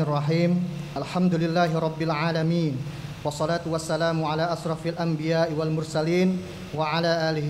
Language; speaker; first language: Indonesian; native; Indonesian